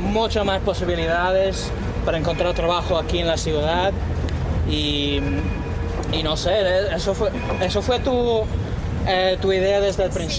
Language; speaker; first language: Spanish; non-native, fluent; English